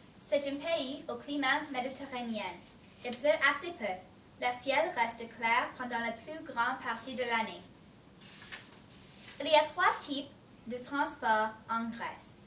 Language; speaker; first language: French; non-native, learner; English